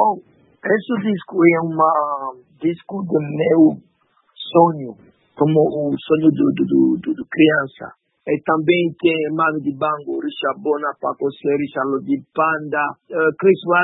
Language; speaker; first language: Portuguese; non-native, learner; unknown